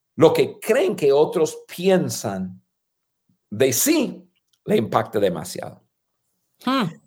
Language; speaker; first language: Spanish; non-native, fluent; English